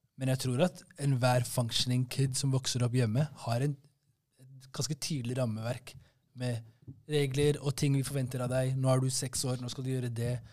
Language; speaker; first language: Norwegian; early bilingual, other home language; Somali